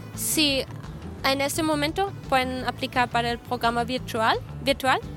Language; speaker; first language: Spanish; non-native, fluent; German